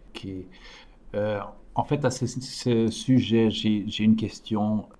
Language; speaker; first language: French; native; French